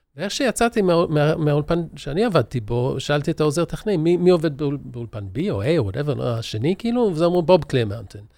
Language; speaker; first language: Hebrew; early bilingual, other home language; English